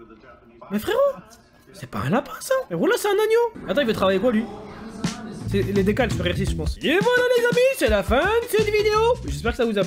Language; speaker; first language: French; native; French